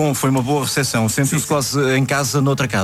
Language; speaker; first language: Portuguese; native; Portuguese